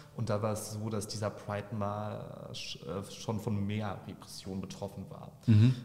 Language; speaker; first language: German; native; German